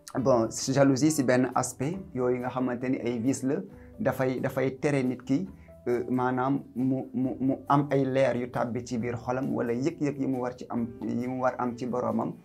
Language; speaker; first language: Wolof; native; Wolof